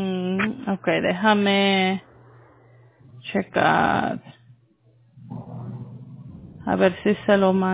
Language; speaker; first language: Spanish; early bilingual, heritage; Spanish